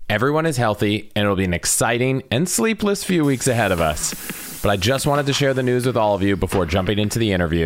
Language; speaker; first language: English; native; English